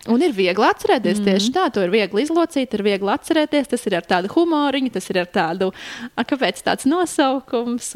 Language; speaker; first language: Latvian; native; Latvian